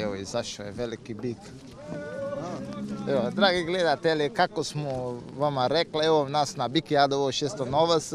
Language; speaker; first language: Croatian; non-native, learner; Portuguese